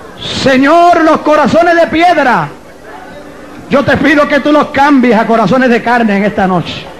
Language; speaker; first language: Spanish; native; Spanish